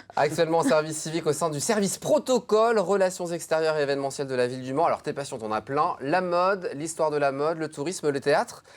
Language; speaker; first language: French; native; French